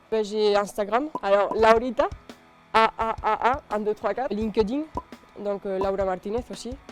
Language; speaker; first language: French; non-native, fluent; Spanish